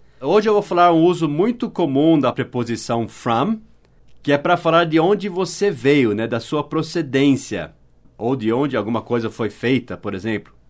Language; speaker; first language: Portuguese; non-native, fluent; English